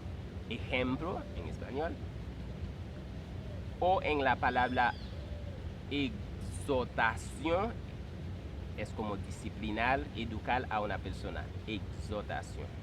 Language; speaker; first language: Spanish; non-native, fluent; Haitian Creole